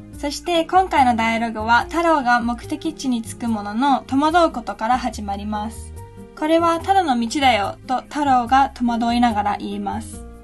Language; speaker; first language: Japanese; native; Japanese